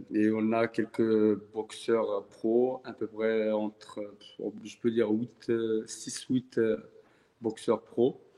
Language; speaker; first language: French; non-native, local second language; Arabic